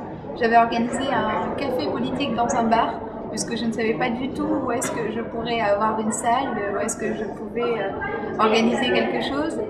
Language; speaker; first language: French; native; French